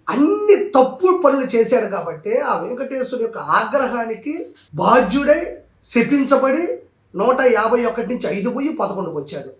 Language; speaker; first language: Telugu; native; Telugu